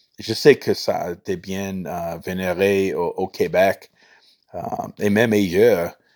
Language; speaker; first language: French; non-native, fluent; English